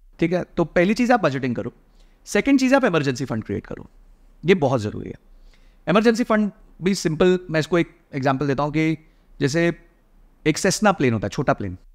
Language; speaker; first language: Hindi; native; Hindi